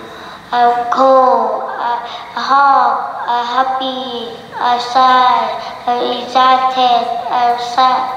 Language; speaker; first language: English; non-native, learner; Vietnamese